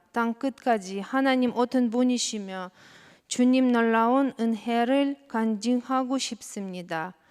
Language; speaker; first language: Korean; non-native, learner; Russian